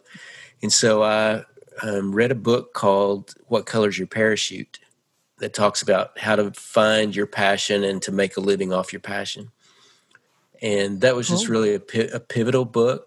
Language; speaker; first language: English; native; English